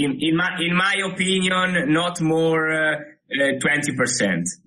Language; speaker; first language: English; non-native, learner; Italian